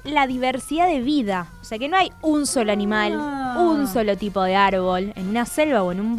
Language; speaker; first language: Spanish; native; Spanish